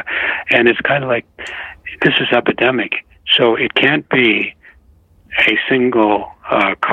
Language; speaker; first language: English; native; English